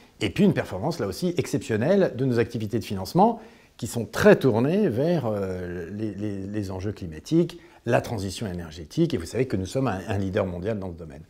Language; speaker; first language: French; native; French